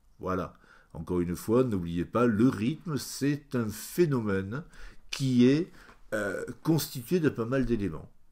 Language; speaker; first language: French; native; French